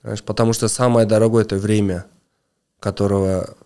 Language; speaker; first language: Russian; non-native, local second language; Kyrgyz